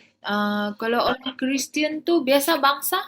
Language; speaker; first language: Malay; native; Malay